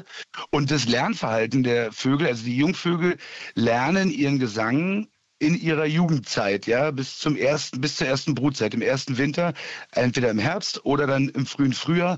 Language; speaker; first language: German; native; German